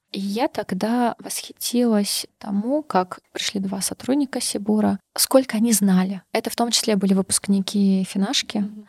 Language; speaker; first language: Russian; non-native, local second language; Karachay-Balkar